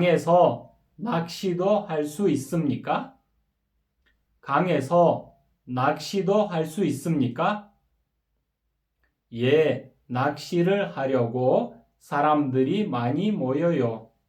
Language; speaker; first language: Korean; non-native, fluent; Kyrgyz